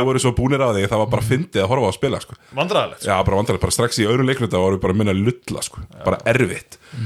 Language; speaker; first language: Icelandic; native; Icelandic